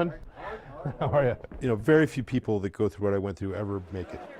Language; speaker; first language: English; native; English